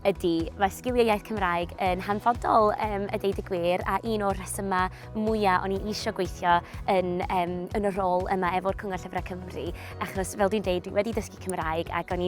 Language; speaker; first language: Welsh; non-native, fluent; English